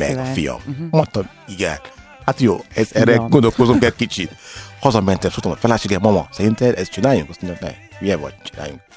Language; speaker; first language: Hungarian; non-native, learner; Yoruba